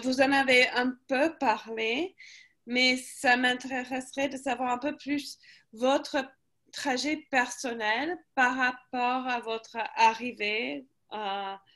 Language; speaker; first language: French; non-native, fluent; English